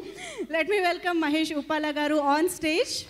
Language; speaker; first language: Telugu; native; Telugu